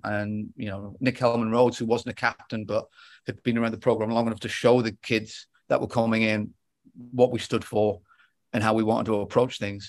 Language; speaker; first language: English; native; English